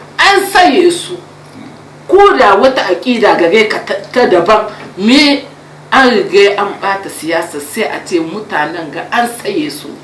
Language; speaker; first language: Hausa; native; Hausa